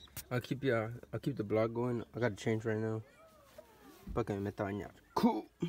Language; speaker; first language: English; early bilingual, other home language; Spanish